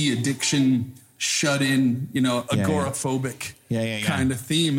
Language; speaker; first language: English; native; English